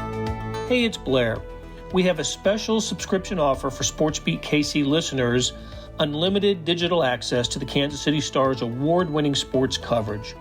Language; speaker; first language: English; native; English